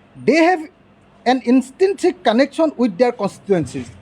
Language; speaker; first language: English; non-native, local second language; Assamese